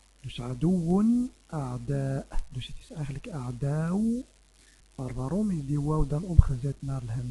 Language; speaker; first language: Dutch; non-native, fluent; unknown